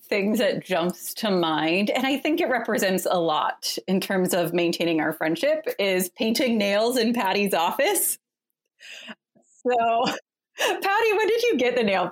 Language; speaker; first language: English; native; English